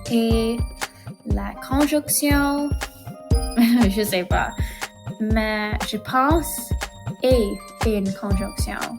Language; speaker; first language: French; non-native, learner; English